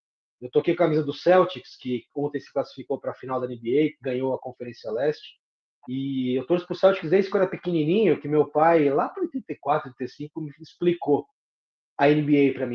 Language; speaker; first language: Portuguese; native; Portuguese